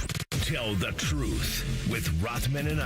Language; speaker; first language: English; native; English